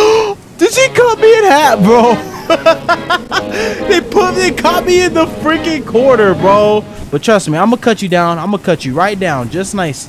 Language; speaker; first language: English; native; English